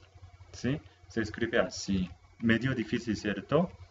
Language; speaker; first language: Spanish; non-native, fluent; Korean